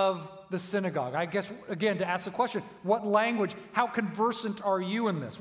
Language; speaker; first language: English; native; English